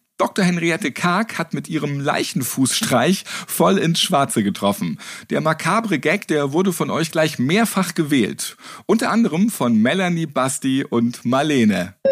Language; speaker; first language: German; native; German